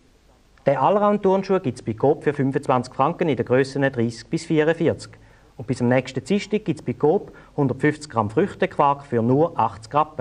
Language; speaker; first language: German; native; German